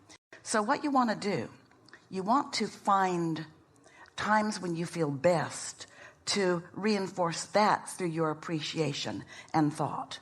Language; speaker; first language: English; native; English